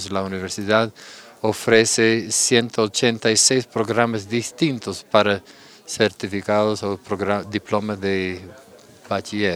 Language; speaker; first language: Spanish; non-native, fluent; English